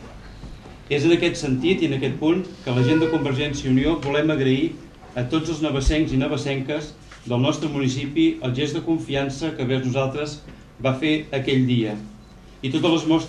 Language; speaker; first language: Catalan; native; Catalan